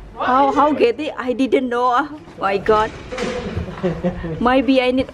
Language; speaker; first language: English; non-native, learner; Indonesian